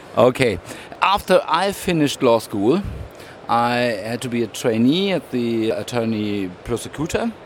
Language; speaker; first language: English; non-native, fluent; German